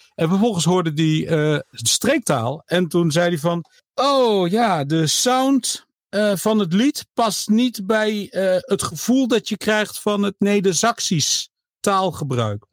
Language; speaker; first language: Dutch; native; Dutch